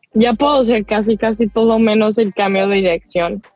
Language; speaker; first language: Spanish; early bilingual, other home language; English